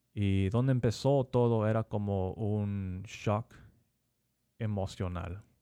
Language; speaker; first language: Spanish; early bilingual, heritage; Spanish